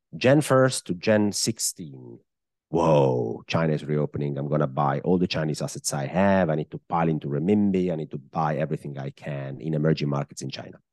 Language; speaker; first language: English; non-native, fluent; Italian